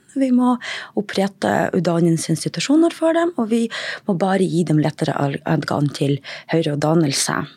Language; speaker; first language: Norwegian; non-native, fluent; Russian